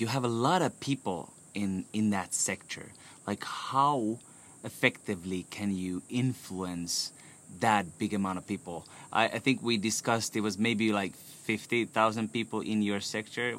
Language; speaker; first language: English; non-native, fluent; Finnish